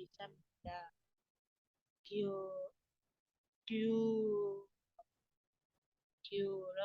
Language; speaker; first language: Korean; non-native, learner; Indonesian